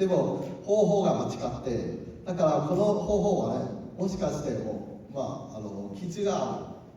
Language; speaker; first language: Japanese; non-native, learner; Cantonese